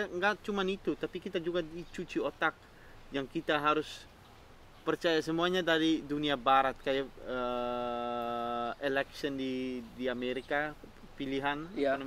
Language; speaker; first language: Indonesian; non-native, fluent; Dutch